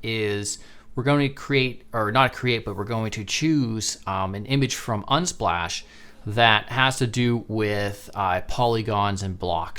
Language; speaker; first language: English; native; English